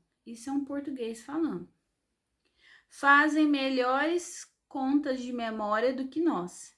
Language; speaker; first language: Portuguese; native; Portuguese